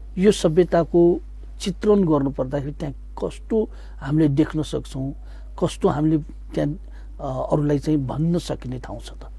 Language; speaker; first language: Nepali; non-native, local second language; Newari